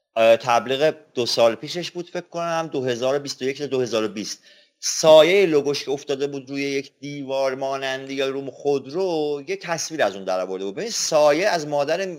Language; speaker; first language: Persian; non-native, local second language; Azerbaijani